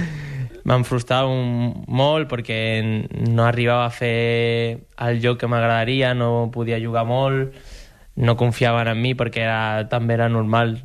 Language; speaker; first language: Catalan; non-native, local second language; Spanish